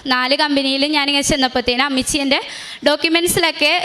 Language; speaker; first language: Malayalam; native; Malayalam